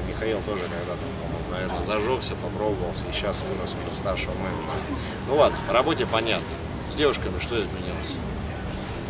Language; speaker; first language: Russian; native; Russian